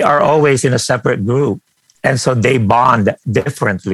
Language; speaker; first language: English; non-native, local second language; Filipino